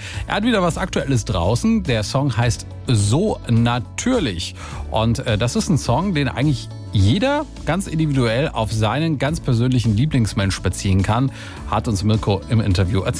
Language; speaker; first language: German; native; German